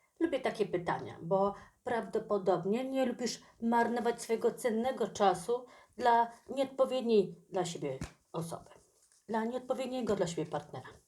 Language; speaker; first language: Polish; native; Polish